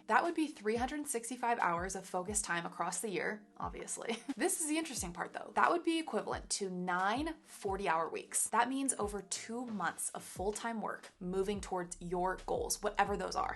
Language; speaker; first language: English; native; English